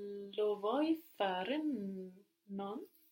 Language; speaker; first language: Italian; non-native, learner; English